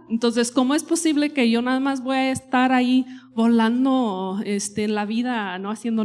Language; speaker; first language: Spanish; non-native, fluent; English